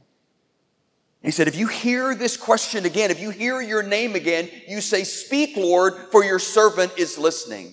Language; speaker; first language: English; native; English